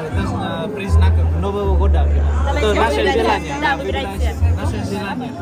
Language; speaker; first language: Russian; non-native, learner; Burmese